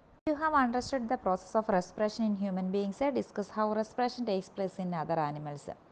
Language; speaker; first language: English; non-native, local second language; Malayalam